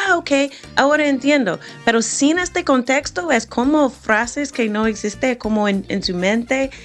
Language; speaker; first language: Spanish; non-native, fluent; English